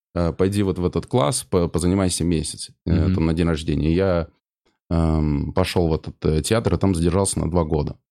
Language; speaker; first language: Russian; native; Russian